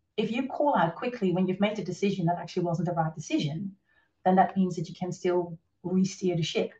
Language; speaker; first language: English; non-native, fluent; Dutch